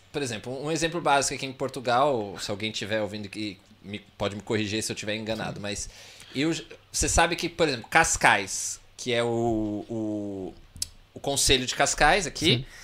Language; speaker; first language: Portuguese; native; Portuguese